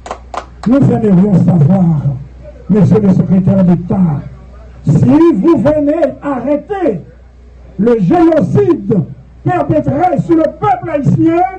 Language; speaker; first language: French; non-native, local second language; Haitian Creole